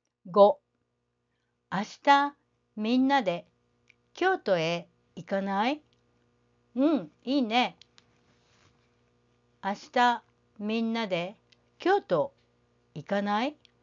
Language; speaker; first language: Japanese; native; Japanese